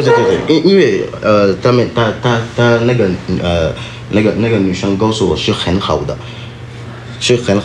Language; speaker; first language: Chinese; non-native, learner; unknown